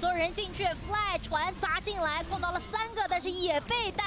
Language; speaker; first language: Chinese; native; Chinese